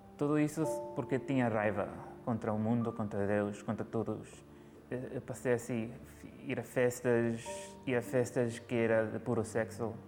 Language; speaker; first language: Portuguese; early bilingual, heritage; Portuguese